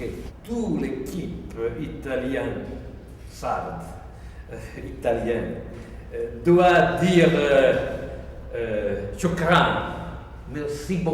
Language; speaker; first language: French; non-native, fluent; Italian